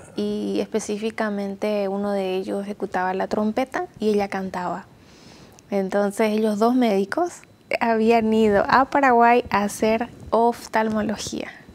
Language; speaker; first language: Spanish; native; Spanish